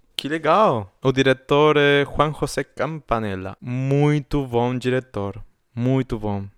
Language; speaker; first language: Portuguese; non-native, fluent; Spanish